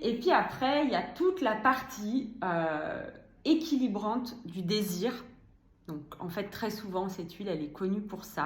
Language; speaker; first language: French; native; French